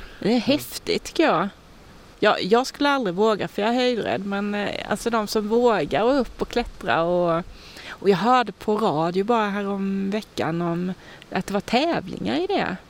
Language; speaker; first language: Swedish; native; Swedish